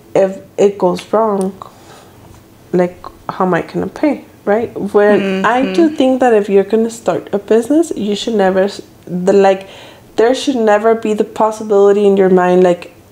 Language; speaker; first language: English; early bilingual, other home language; Spanish